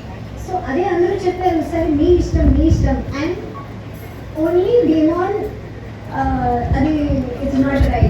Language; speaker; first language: Telugu; non-native, learner; Hindi